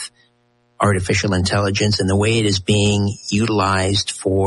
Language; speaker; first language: English; native; English